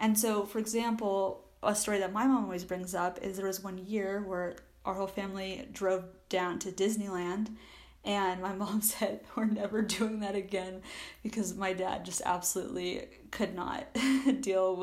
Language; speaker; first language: English; native; English